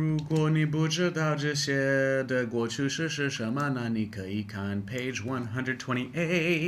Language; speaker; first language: Chinese; non-native, fluent; English